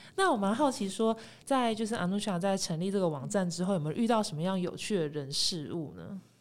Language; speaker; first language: Chinese; native; Chinese